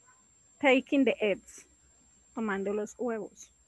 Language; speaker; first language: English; non-native, learner; Spanish